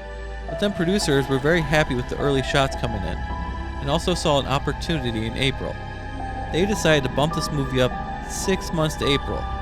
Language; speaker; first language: English; native; English